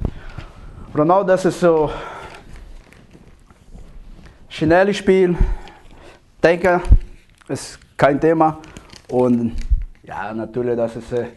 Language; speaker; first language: German; non-native, learner; Portuguese